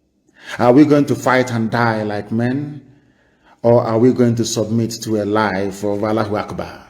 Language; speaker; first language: English; non-native, local second language; Igbo